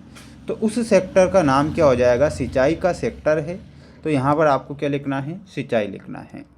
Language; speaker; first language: Hindi; native; Hindi